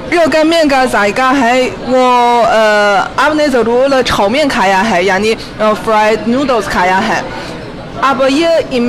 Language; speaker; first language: Hindi; non-native, fluent; Chinese